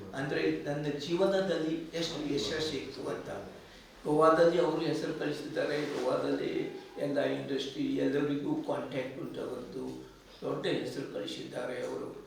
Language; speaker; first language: Kannada; non-native, local second language; Konkani